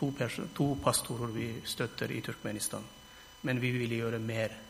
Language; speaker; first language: Norwegian; non-native, fluent; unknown